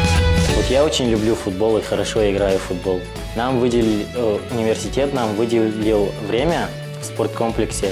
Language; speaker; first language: Russian; non-native, learner; Tajik